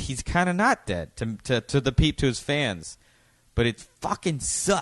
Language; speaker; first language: English; native; English